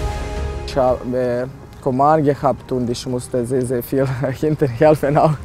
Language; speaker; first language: German; non-native, fluent; Serbian